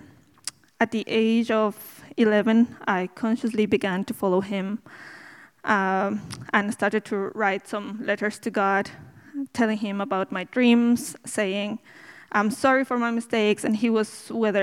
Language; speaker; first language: English; non-native, fluent; Spanish